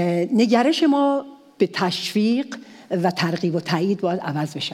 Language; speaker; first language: Persian; native; Persian